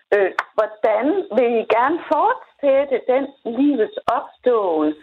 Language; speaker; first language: Danish; native; Danish